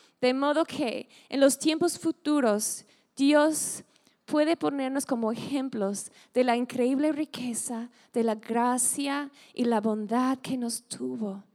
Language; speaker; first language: Spanish; non-native, fluent; English